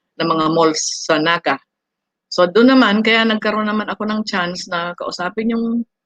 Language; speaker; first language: Filipino; non-native, local second language; Bikol